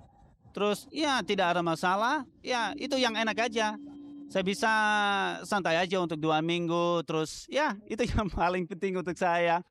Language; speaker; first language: Indonesian; non-native, fluent; Dutch